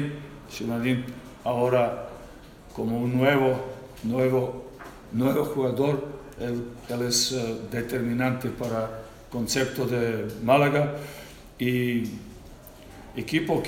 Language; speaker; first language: Spanish; non-native, learner; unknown